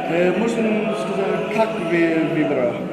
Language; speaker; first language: Russian; non-native, learner; English